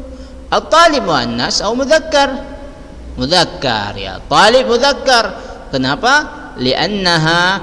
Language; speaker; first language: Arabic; non-native, fluent; Indonesian